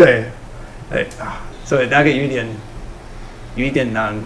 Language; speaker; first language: Chinese; non-native, learner; English